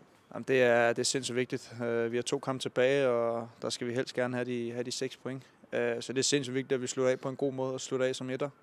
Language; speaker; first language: Danish; native; Danish